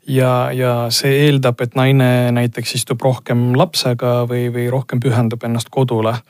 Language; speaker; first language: Estonian; non-native, local second language; Russian